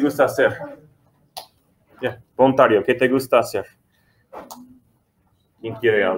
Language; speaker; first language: Spanish; non-native, fluent; English